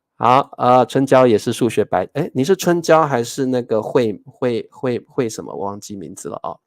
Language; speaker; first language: Chinese; native; Chinese